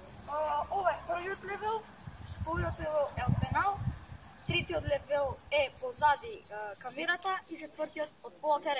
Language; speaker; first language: Macedonian; native; Macedonian